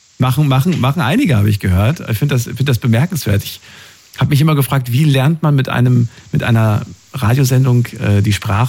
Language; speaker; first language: German; native; German